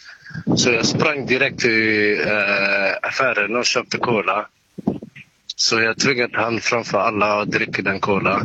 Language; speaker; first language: Swedish; non-native, learner; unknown